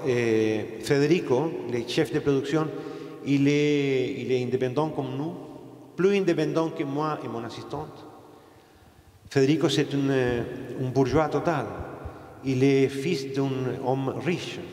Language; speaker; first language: French; non-native, fluent; Spanish